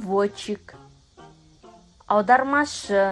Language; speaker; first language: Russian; non-native, fluent; Kazakh